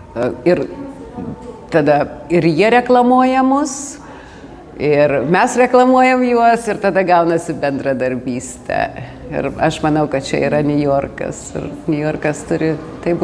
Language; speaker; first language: Lithuanian; early bilingual, heritage; Lithuanian